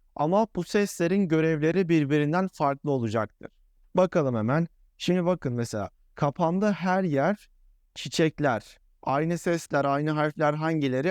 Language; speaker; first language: Turkish; native; Turkish